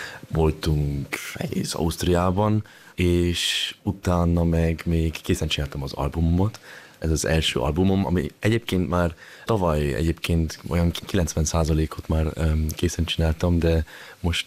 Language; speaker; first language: Hungarian; early bilingual, heritage; German